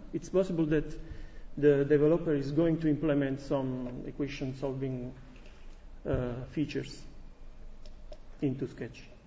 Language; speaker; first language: English; non-native, fluent; Italian